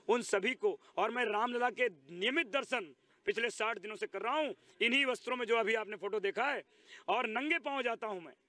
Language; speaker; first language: Hindi; native; Hindi